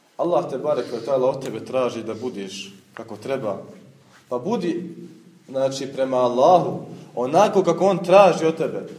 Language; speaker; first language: Bosnian; native; Bosnian